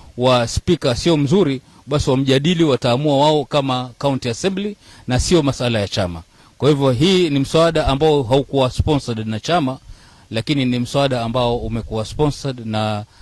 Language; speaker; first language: Swahili; native; Swahili